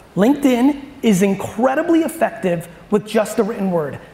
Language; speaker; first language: English; native; English